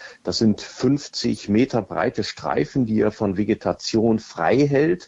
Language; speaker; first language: German; native; German